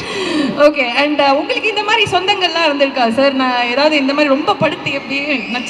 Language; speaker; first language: Tamil; native; Tamil